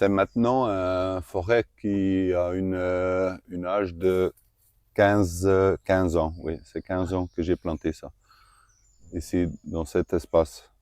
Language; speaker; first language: French; non-native, local second language; Dutch